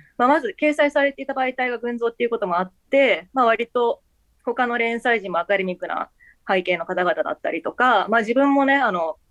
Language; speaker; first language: Japanese; early bilingual, heritage; Japanese